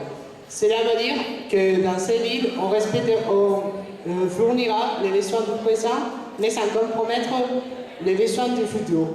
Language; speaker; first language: French; non-native, fluent; Spanish